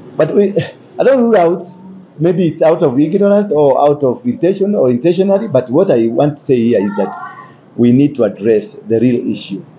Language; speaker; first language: English; non-native, local second language; Kikuyu